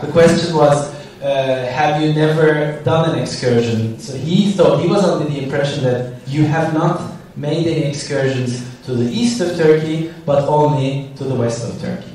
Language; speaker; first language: English; non-native, fluent; Turkish